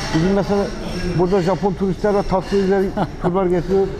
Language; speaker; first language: Turkish; native; Turkish